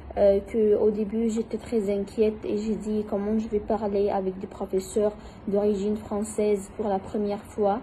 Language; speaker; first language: French; non-native, fluent; Arabic